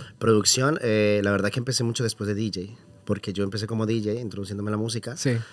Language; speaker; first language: Spanish; native; Spanish